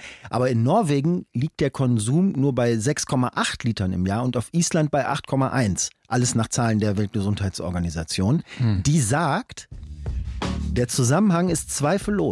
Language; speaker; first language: German; native; German